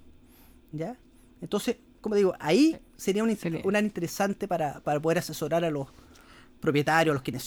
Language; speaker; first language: Spanish; native; Spanish